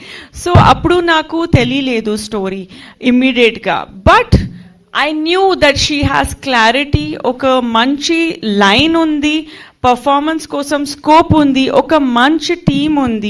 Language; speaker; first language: Telugu; non-native, fluent; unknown